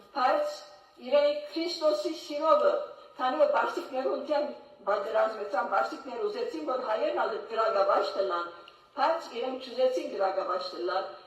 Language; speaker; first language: Armenian; native; Armenian